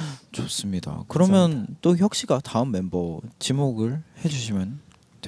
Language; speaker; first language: Korean; native; Korean